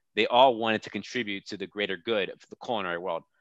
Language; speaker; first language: English; native; English